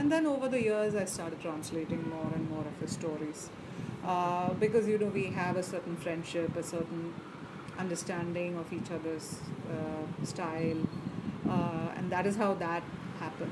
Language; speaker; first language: English; non-native, local second language; Malayalam